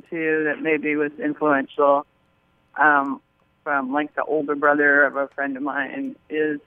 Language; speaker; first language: English; native; English